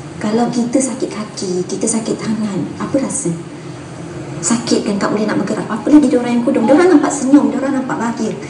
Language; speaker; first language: Malay; native; Malay